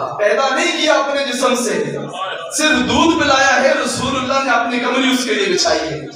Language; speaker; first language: Urdu; non-native, local second language; Punjabi